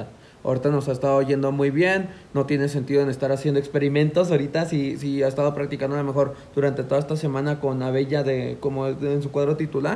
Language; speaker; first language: Spanish; native; Spanish